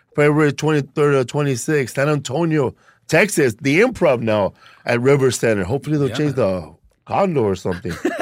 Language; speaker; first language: English; early bilingual, other home language; Spanish